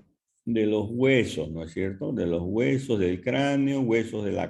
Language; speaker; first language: Spanish; native; Spanish